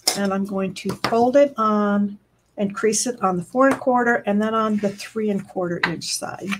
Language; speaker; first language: English; native; English